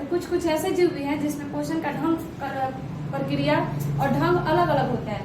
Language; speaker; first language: Hindi; native; Hindi